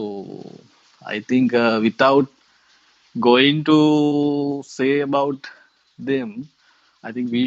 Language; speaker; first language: English; non-native, local second language; Sinhala